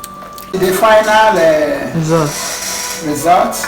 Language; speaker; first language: English; non-native, local second language; Igbo